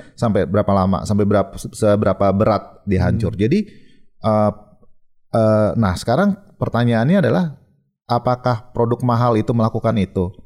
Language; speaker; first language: Indonesian; native; Indonesian